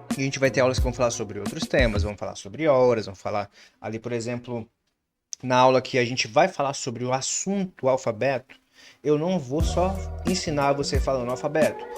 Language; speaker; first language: Portuguese; native; Portuguese